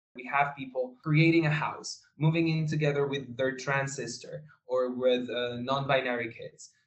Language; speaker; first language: English; non-native, fluent; Spanish